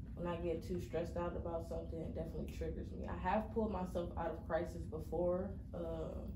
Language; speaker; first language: English; native; English